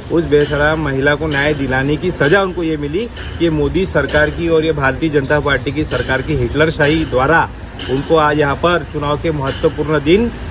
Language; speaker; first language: Hindi; non-native, local second language; Marathi